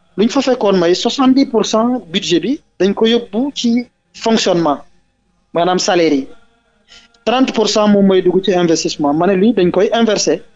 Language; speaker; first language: Wolof; non-native, local second language; Jola-Fonyi